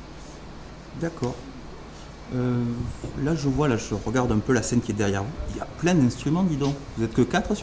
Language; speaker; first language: French; native; French